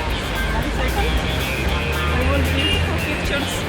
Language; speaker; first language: English; non-native, learner; Russian